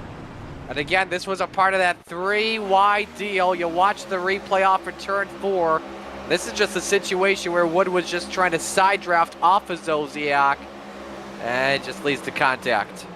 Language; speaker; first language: English; native; English